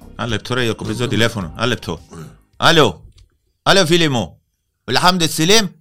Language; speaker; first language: Greek; native; Greek